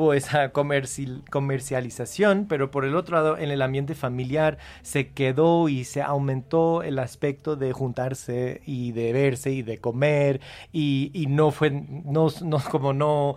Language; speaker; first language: Spanish; early bilingual, heritage; Spanish